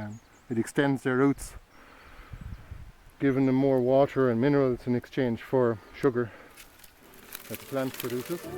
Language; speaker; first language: English; native; English